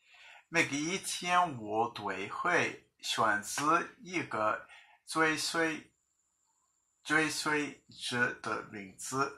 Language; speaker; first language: Chinese; non-native, learner; English